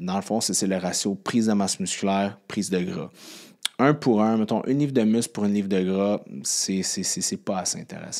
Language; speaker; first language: French; native; French